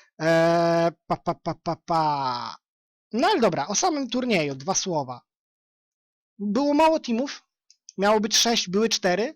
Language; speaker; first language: Polish; native; Polish